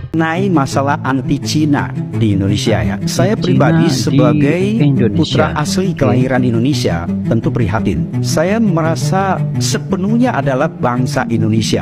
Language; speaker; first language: Indonesian; native; Indonesian